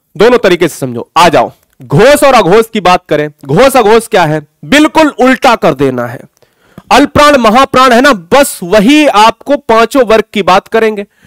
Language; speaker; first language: Hindi; native; Hindi